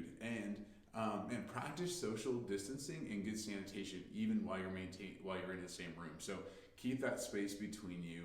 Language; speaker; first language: English; native; English